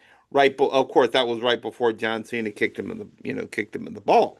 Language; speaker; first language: English; native; English